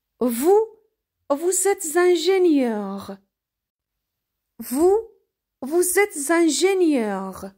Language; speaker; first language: French; non-native, fluent; Persian